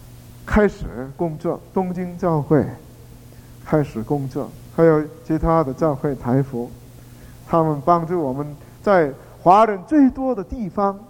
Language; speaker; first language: Chinese; non-native, fluent; Korean